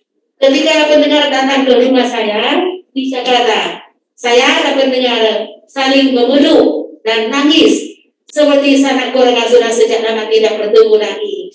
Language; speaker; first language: Indonesian; non-native, fluent; Vietnamese